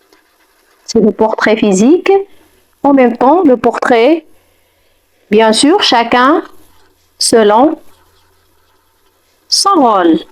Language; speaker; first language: French; non-native, fluent; Arabic